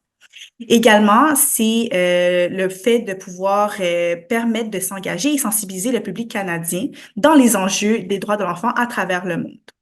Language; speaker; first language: French; native; French